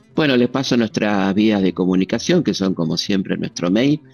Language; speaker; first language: Spanish; native; Spanish